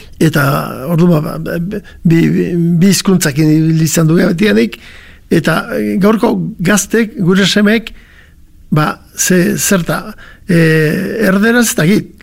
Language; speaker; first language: Basque; native; Basque